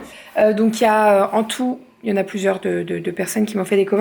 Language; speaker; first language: French; native; French